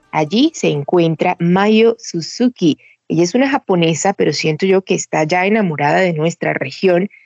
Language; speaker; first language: Spanish; native; Spanish